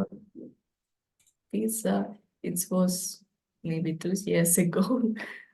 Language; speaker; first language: English; non-native, learner; Ukrainian